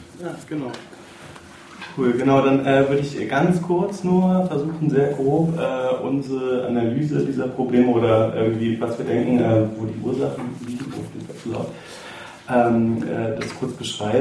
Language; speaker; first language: German; native; German